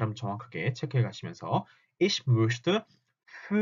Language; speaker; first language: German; non-native, fluent; Korean